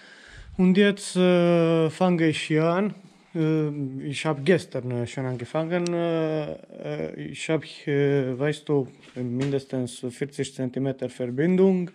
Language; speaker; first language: German; non-native, learner; Romanian